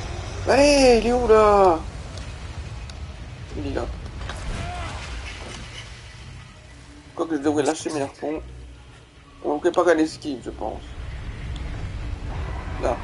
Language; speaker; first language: French; native; French